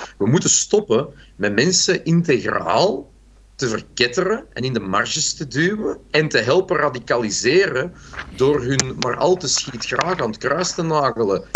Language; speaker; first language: Dutch; native; Dutch